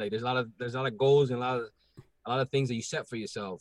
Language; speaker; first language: English; non-native, local second language; Spanish